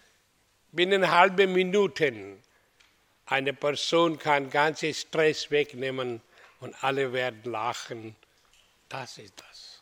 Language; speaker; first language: German; non-native, fluent; Hindi